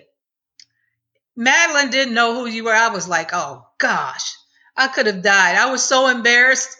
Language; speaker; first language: English; native; English